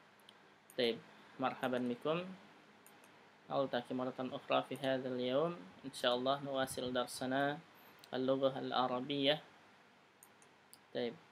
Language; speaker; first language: Arabic; non-native, fluent; Indonesian